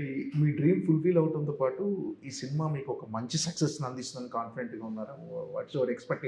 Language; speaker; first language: Telugu; native; Telugu